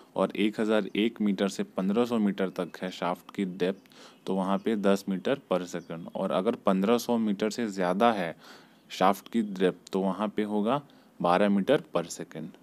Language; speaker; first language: Hindi; native; Hindi